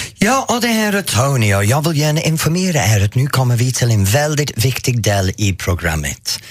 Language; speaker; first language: Swedish; non-native, fluent; English